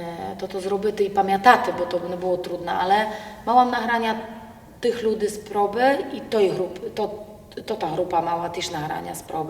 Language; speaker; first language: Polish; non-native, local second language; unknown